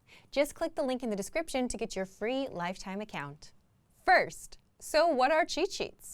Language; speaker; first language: English; native; English